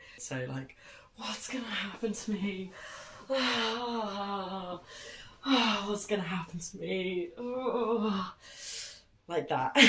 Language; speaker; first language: English; native; English